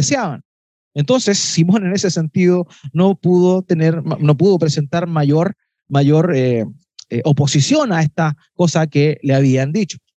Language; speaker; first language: Spanish; native; Spanish